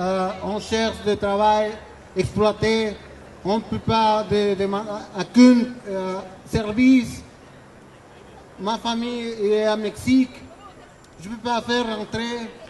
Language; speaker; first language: French; non-native, learner; Spanish